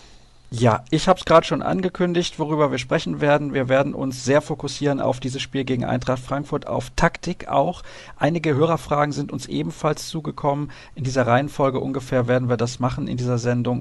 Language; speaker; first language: German; native; German